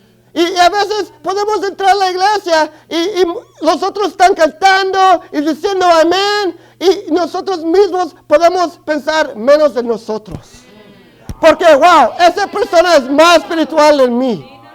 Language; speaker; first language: Spanish; early bilingual, other home language; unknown